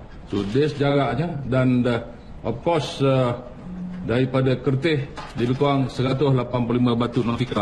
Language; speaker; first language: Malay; native; Malay